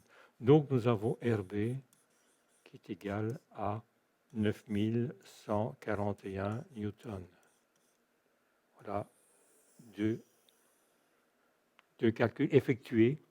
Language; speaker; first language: French; native; French